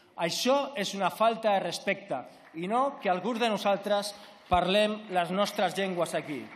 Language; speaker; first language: Catalan; non-native, local second language; Spanish